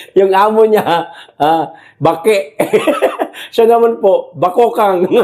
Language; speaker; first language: Filipino; non-native, local second language; Cebuano